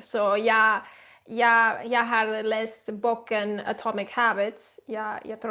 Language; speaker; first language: Swedish; non-native, learner; Spanish